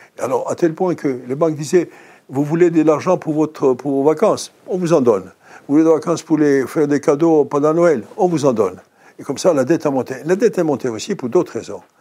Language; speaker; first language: French; non-native, fluent; Greek